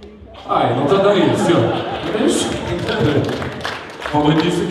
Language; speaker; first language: Lithuanian; native; Lithuanian